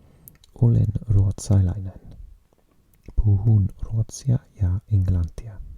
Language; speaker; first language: Finnish; non-native, learner; English